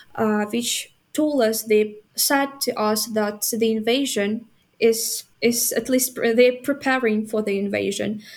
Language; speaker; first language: English; non-native, fluent; Ukrainian